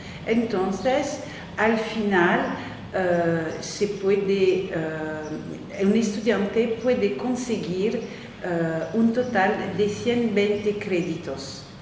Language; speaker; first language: Spanish; non-native, fluent; French